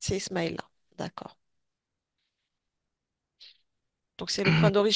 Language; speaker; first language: French; native; French